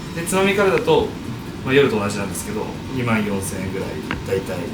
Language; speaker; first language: Japanese; native; Japanese